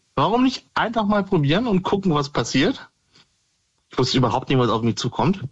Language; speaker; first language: German; native; German